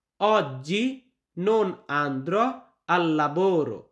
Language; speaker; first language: Italian; non-native, learner; Bangla